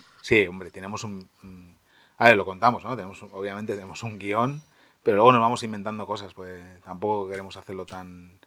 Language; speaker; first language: Spanish; native; Spanish